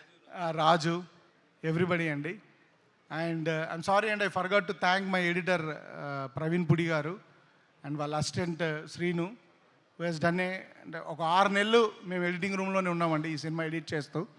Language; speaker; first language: Telugu; native; Telugu